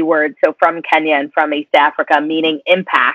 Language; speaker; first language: English; native; English